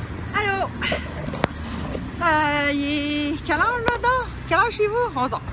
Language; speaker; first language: French; native; French